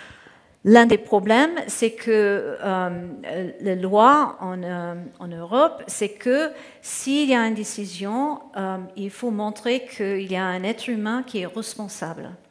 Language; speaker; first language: French; non-native, fluent; English